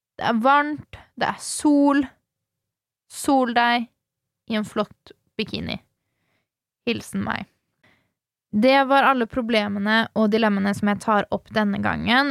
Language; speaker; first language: Norwegian; early bilingual, other home language; Swedish